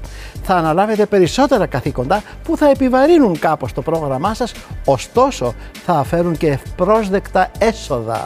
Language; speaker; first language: Greek; native; Greek